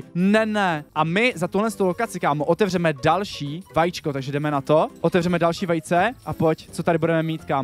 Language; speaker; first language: Czech; native; Czech